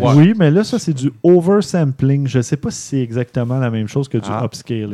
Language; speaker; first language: French; native; French